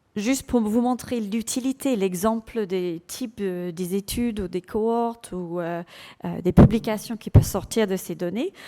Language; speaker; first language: French; non-native, fluent; English